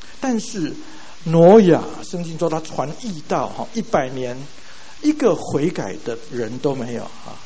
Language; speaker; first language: Chinese; non-native, local second language; Min Nan Chinese